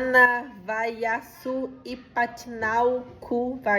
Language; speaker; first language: Kannada; non-native, learner; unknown